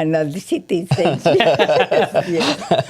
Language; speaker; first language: English; non-native, learner; Spanish